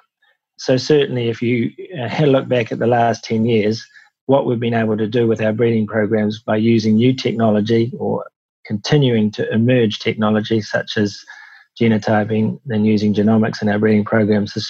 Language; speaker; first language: English; native; English